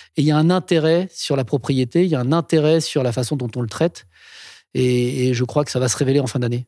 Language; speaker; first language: French; native; French